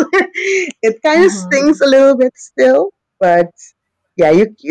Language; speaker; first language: English; non-native, fluent; Papiamento